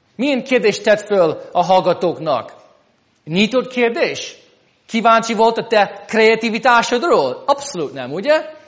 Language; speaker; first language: Hungarian; non-native, fluent; English